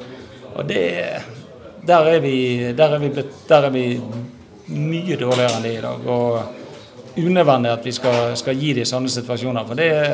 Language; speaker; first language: Norwegian; native; Norwegian